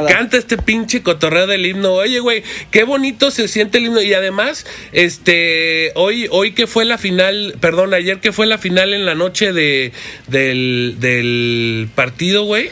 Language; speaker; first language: Spanish; native; Spanish